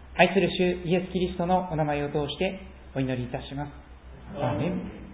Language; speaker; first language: Japanese; native; Japanese